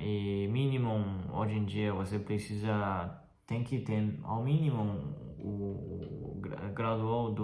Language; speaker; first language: Portuguese; non-native, fluent; Chinese